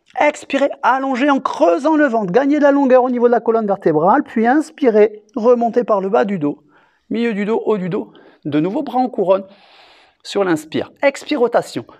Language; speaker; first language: French; native; French